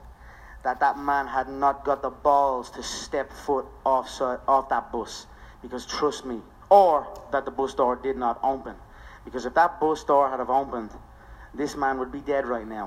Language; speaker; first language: English; non-native, local second language; Irish